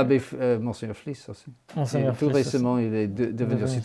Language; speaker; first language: French; non-native, fluent; English